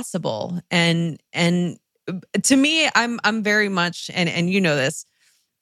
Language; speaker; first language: English; early bilingual, other home language; Spanish